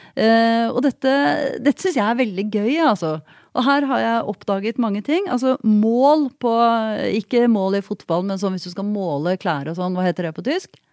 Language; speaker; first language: Norwegian; native; Norwegian